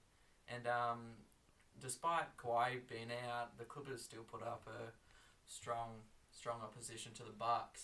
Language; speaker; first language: English; native; English